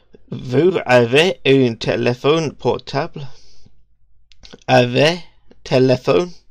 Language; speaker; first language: French; non-native, learner; English